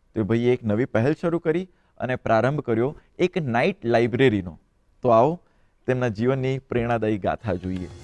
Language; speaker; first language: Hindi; non-native, local second language; Gujarati